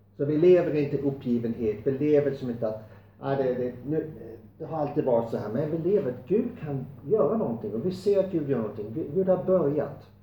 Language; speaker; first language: Swedish; non-native, fluent; English